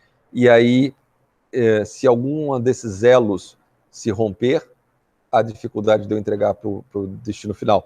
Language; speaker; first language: Portuguese; native; Portuguese